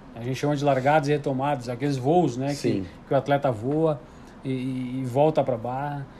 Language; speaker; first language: Portuguese; native; Portuguese